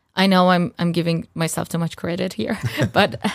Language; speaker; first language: English; non-native, fluent; Persian